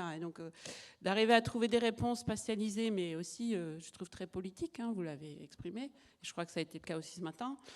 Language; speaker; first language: French; native; French